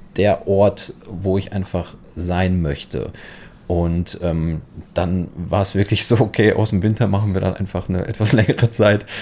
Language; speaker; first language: German; non-native, fluent; Polish